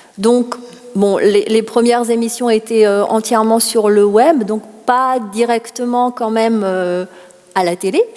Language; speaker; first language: French; native; French